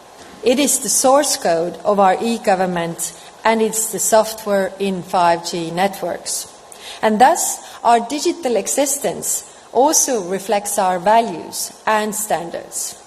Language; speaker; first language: English; non-native, fluent; Estonian